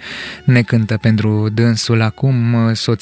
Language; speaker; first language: Romanian; native; Romanian